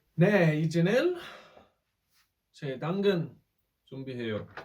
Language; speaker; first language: Korean; non-native, learner; German